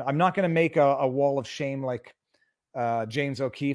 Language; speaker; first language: English; native; English